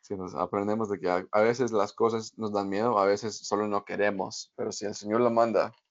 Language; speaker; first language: Spanish; non-native, fluent; English